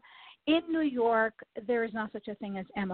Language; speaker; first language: English; non-native, fluent; Portuguese